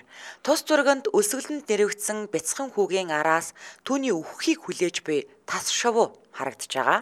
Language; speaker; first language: Mongolian; native; Mongolian